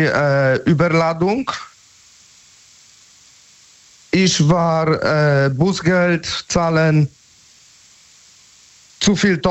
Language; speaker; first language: German; non-native, learner; Polish